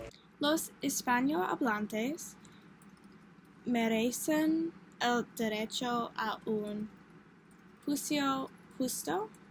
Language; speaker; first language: Spanish; non-native, learner; English